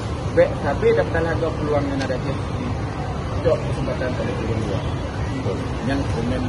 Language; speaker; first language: Indonesian; non-native, local second language; Achinese